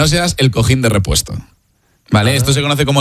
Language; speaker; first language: Spanish; native; Spanish